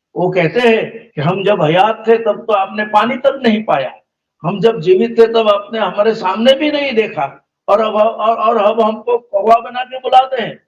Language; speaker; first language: Hindi; non-native, local second language; Gujarati